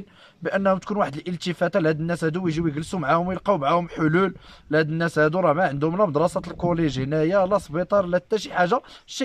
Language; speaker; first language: Arabic; native; Arabic